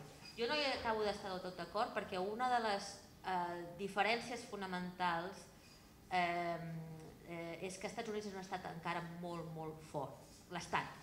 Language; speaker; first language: Catalan; native; Catalan